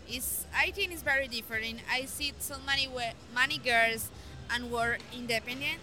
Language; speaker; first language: English; non-native, learner; Spanish